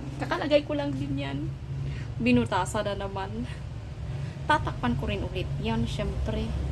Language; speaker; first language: Filipino; non-native, local second language; Cebuano